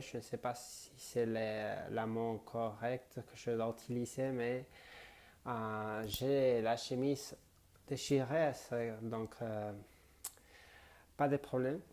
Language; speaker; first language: French; non-native, learner; Spanish